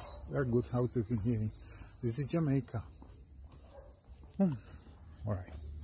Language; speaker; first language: English; non-native, fluent; Spanish